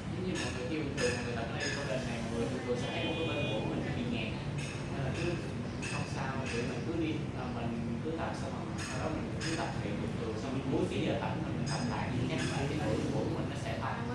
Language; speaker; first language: Vietnamese; native; Vietnamese